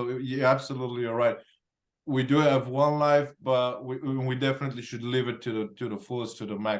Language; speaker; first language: English; non-native, fluent; Bulgarian